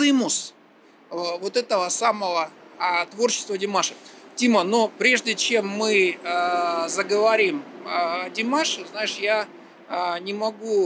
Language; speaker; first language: Russian; native; Russian